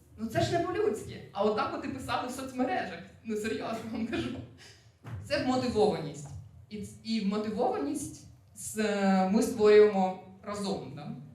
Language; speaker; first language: Ukrainian; non-native, local second language; Russian